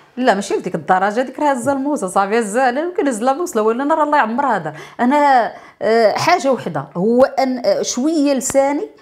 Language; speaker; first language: Arabic; native; Arabic